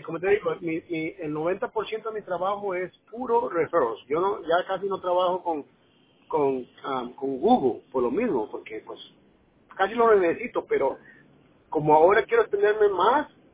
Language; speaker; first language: Spanish; native; Spanish